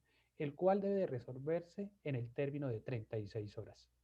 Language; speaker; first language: Spanish; native; Spanish